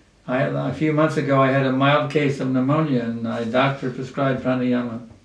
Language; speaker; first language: English; native; English